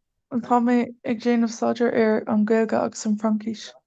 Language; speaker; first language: Irish; non-native, learner; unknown